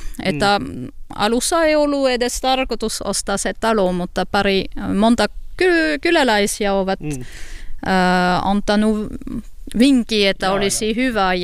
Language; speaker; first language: Finnish; non-native, fluent; French